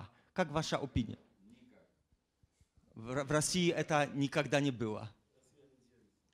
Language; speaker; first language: Russian; non-native, learner; Polish